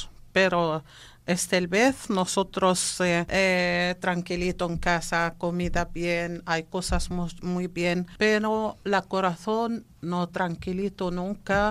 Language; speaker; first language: Spanish; non-native, learner; Arabic